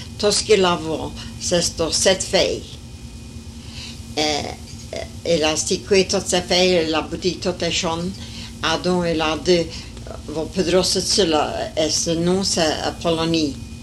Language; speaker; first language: French; early bilingual, heritage; French